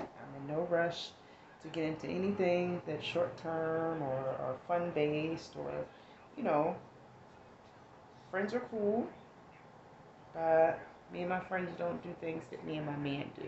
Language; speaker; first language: English; native; English